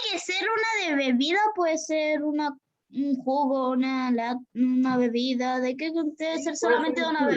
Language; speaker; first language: Spanish; native; Spanish